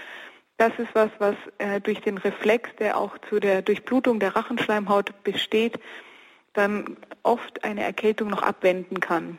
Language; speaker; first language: German; native; German